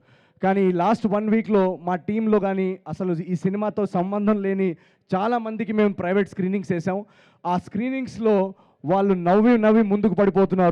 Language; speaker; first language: Telugu; native; Telugu